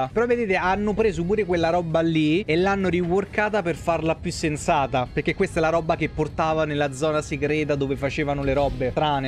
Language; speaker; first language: Italian; native; Italian